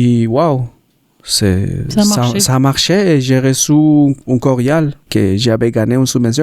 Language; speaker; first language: French; non-native, learner; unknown